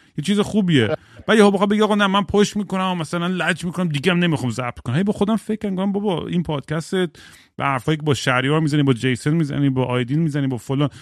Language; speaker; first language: Persian; native; Persian